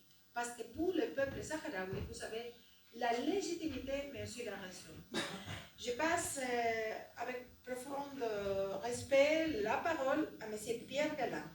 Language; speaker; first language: French; non-native, fluent; Spanish